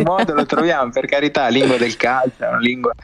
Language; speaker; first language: Italian; native; Italian